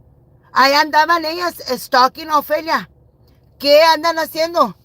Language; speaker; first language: Spanish; early bilingual, heritage; Spanish